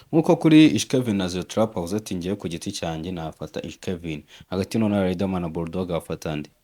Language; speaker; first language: Kinyarwanda; native; Kinyarwanda